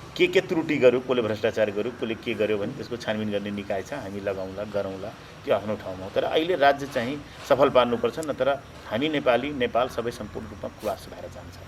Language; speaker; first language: Nepali; non-native, local second language; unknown